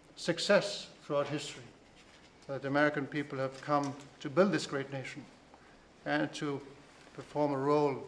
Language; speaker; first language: English; non-native, fluent; Spanish